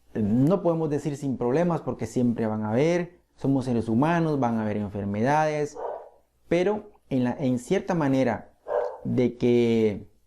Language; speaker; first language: Spanish; native; Spanish